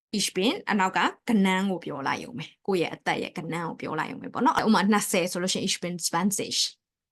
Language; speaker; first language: Burmese; native; Burmese